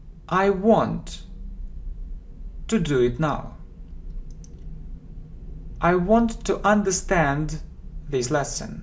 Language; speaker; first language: English; non-native, fluent; Russian